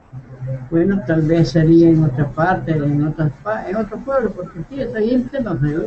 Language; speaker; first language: Spanish; non-native, local second language; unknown